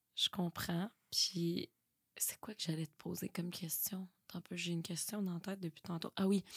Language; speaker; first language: French; native; French